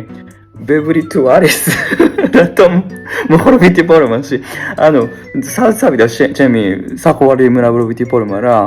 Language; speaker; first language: Georgian; non-native, fluent; Japanese